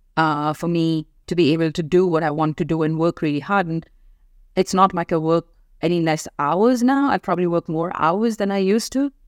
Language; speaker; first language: English; non-native, local second language; Hindi